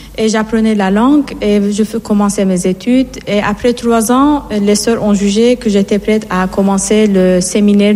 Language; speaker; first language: French; non-native, fluent; Persian